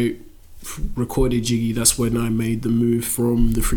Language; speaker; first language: English; native; English